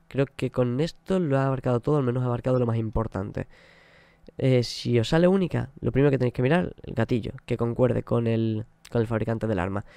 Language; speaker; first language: Spanish; native; Spanish